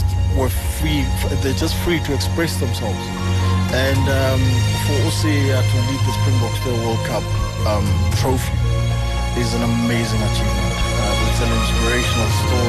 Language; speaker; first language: English; non-native, local second language; Xhosa